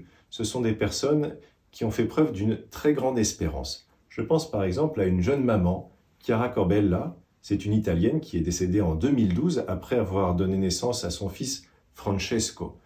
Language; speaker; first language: French; native; French